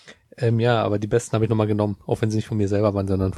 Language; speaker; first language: German; native; German